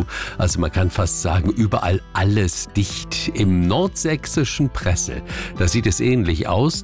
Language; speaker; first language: German; native; German